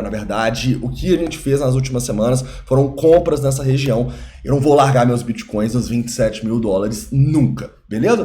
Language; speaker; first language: Portuguese; native; Portuguese